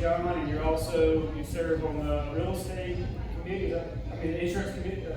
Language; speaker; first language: English; native; English